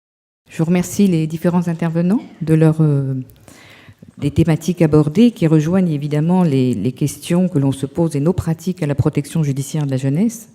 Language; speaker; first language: French; native; French